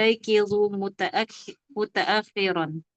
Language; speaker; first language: Arabic; non-native, learner; Indonesian